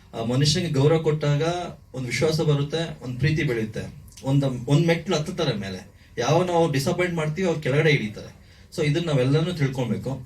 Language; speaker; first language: Kannada; native; Kannada